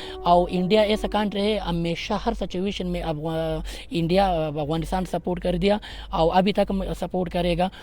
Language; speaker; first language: Hindi; non-native, learner; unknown